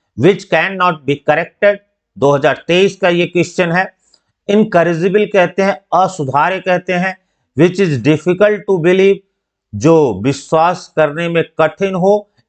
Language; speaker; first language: Hindi; native; Hindi